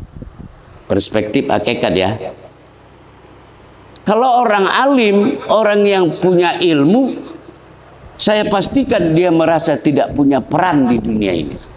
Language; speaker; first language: Indonesian; native; Indonesian